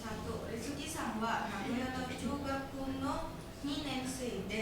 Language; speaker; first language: Japanese; non-native, learner; Indonesian